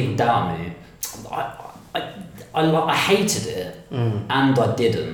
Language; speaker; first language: English; native; English